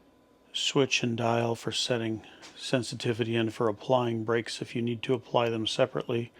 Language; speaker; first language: English; native; English